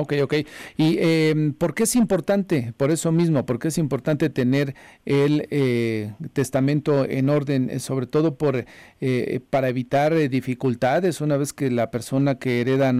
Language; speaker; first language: Spanish; native; Spanish